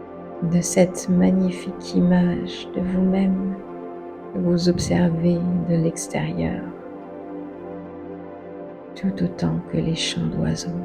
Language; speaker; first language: French; native; French